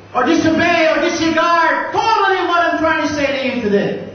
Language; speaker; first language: English; non-native, local second language; Filipino